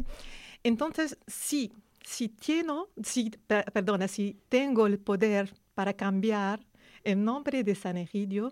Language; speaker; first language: Spanish; non-native, learner; Arabic